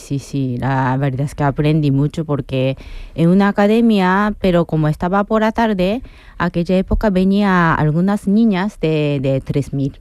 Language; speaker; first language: Spanish; non-native, fluent; Japanese